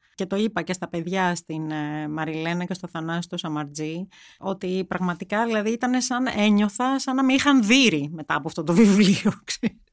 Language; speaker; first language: Greek; non-native, fluent; German